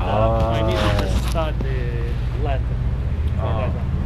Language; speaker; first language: English; non-native, fluent; Romanian